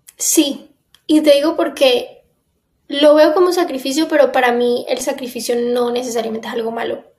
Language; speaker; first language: Spanish; native; Spanish